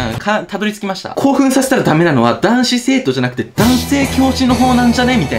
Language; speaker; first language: Japanese; native; Japanese